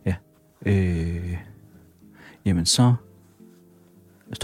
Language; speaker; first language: Danish; native; Danish